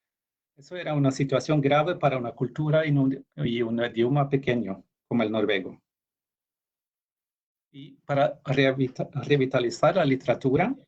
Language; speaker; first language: Spanish; non-native, fluent; Norwegian